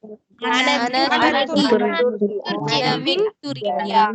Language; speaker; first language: Arabic; non-native, learner; Tamil